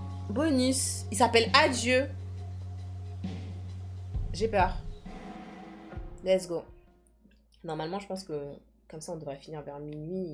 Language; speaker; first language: French; native; French